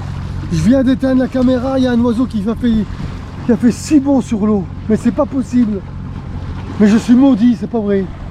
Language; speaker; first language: French; native; French